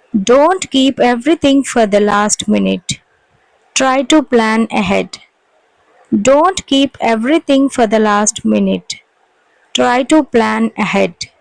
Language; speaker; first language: English; non-native, local second language; Telugu